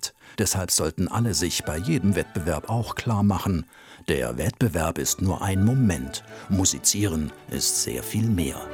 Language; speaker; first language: German; native; German